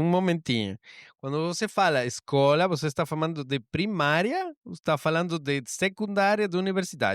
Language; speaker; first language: Portuguese; non-native, learner; Spanish